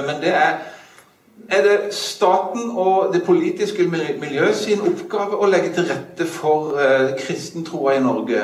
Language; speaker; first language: Norwegian; native; Norwegian